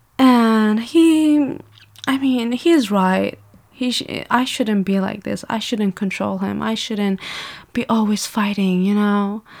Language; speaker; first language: English; non-native, fluent; Persian